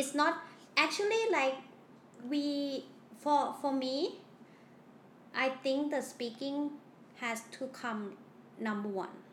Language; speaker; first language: English; non-native, learner; Thai